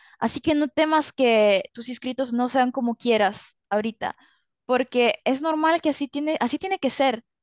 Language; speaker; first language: Spanish; early bilingual, other home language; Italian